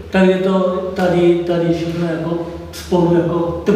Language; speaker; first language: Czech; non-native, learner; Korean